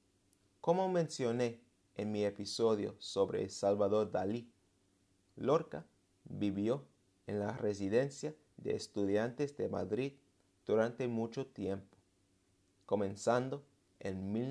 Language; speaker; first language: Spanish; non-native, fluent; English